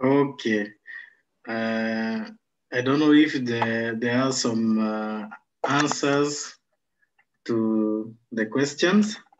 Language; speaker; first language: English; non-native, fluent; Sango